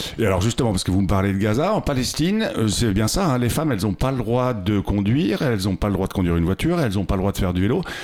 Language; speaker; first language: French; native; French